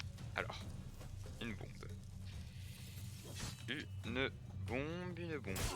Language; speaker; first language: French; native; French